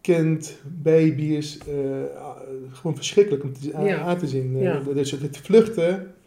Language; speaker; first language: Dutch; early bilingual, other home language; Arabic